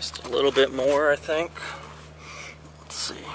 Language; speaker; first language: English; native; English